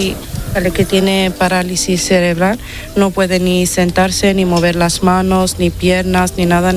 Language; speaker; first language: Spanish; non-native, fluent; Italian